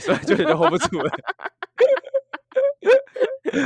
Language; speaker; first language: Chinese; native; Chinese